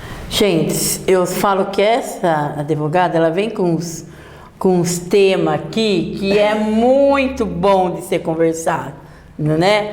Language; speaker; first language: Portuguese; native; Portuguese